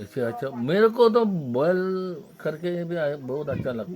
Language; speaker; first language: Hindi; non-native, local second language; Mizo